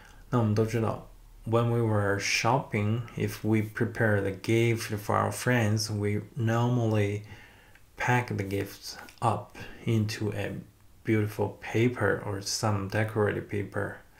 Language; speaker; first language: English; non-native, fluent; Chinese